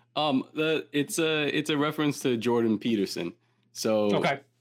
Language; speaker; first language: English; native; English